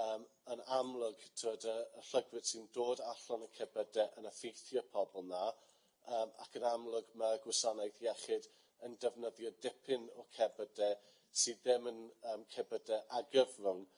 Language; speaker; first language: Welsh; non-native, fluent; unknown